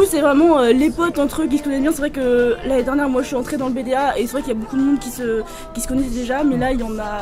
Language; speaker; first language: French; native; French